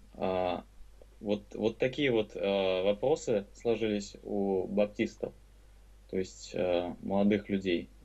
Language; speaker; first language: Russian; native; Russian